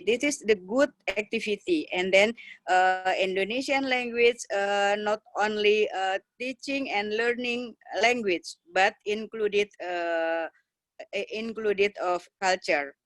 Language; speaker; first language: English; non-native, learner; Indonesian